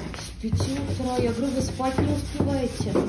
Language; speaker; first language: Russian; native; Russian